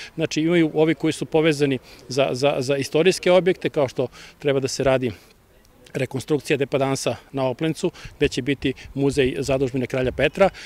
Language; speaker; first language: Serbian; native; Serbian